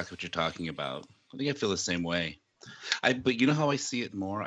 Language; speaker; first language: English; early bilingual, other home language; Japanese